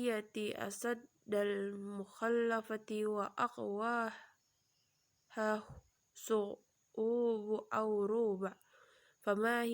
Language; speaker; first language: Arabic; non-native, learner; Indonesian